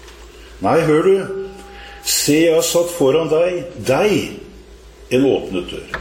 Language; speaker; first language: Norwegian; native; Norwegian